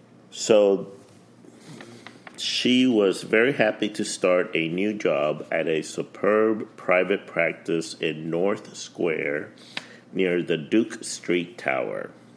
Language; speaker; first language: English; early bilingual, other home language; Spanish